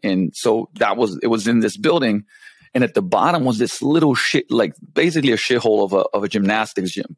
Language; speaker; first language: English; non-native, fluent; Slovenian